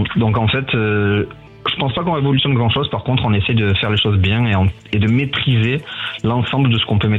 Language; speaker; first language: French; native; French